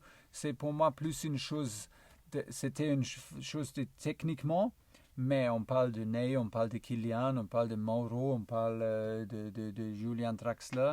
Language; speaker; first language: French; non-native, learner; German